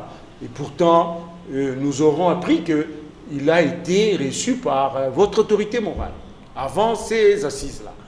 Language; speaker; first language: French; non-native, local second language; Lingala